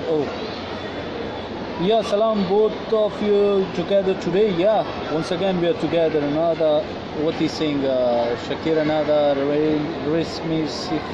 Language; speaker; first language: English; non-native, fluent; Pashto